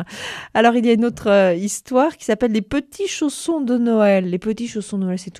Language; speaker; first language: French; native; French